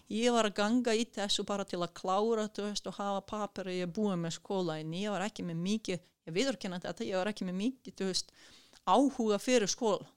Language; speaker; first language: Icelandic; non-native, fluent; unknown